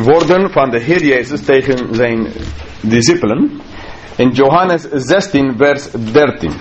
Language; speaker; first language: Dutch; non-native, fluent; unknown